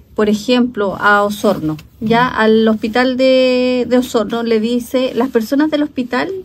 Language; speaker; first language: Spanish; native; Spanish